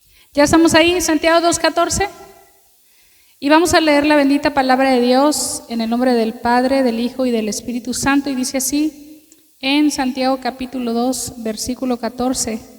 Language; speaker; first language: Spanish; native; Spanish